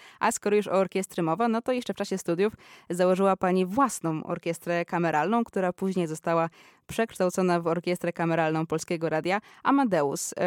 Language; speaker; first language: Polish; native; Polish